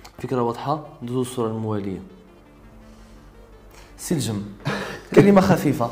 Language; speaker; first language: Arabic; native; Arabic